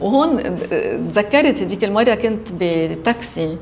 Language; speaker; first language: Arabic; native; Arabic